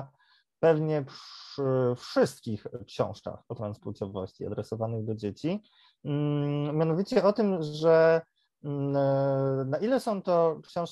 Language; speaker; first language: Polish; native; Polish